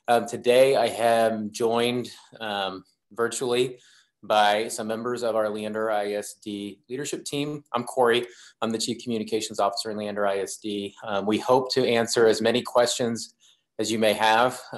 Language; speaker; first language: English; native; English